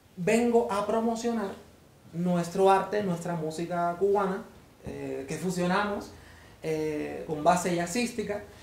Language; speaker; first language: Spanish; native; Spanish